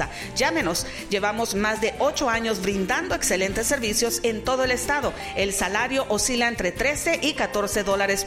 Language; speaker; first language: Spanish; native; Spanish